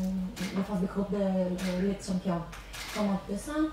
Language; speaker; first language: French; non-native, fluent; Greek